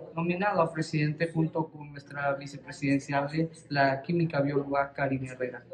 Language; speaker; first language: Spanish; native; Spanish